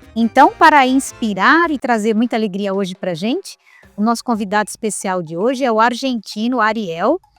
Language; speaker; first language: Portuguese; native; Portuguese